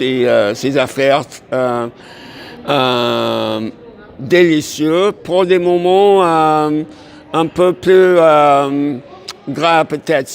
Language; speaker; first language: French; non-native, fluent; English